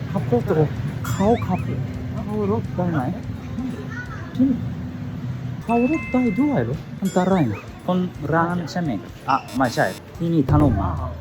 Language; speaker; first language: Japanese; native; Japanese